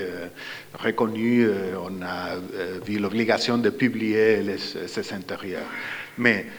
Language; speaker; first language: French; non-native, fluent; Spanish